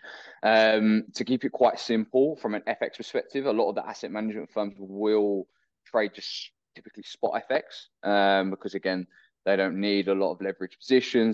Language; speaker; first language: English; native; English